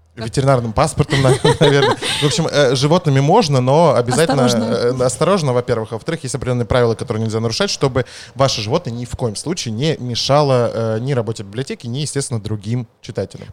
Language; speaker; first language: Russian; native; Russian